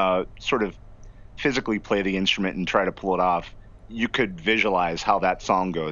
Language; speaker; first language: English; native; English